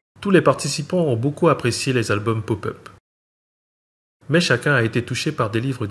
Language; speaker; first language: French; native; French